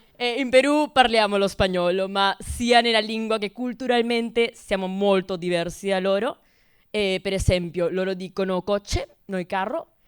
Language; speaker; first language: Italian; non-native, fluent; Spanish